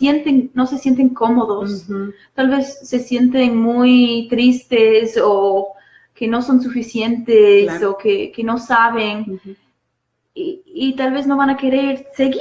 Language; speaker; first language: Spanish; non-native, fluent; English